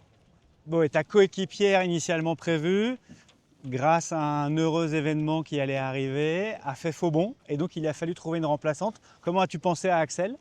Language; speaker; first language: French; native; French